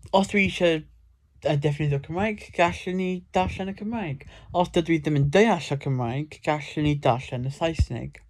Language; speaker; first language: Welsh; non-native, local second language; English